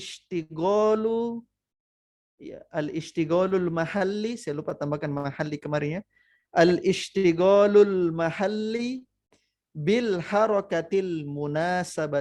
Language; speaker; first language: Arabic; non-native, fluent; Indonesian